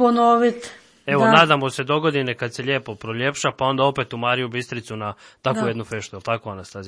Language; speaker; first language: Serbian; native; Serbian